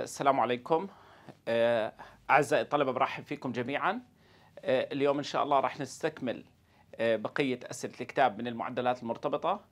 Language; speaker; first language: Arabic; native; Arabic